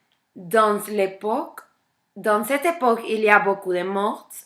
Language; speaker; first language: French; non-native, learner; Spanish